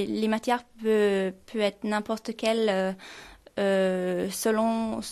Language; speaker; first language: French; non-native, fluent; Swedish